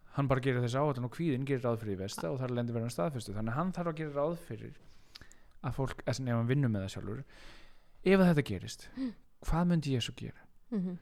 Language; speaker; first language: Icelandic; native; Icelandic